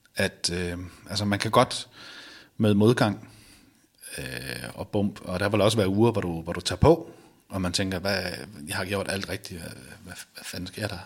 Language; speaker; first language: Danish; native; Danish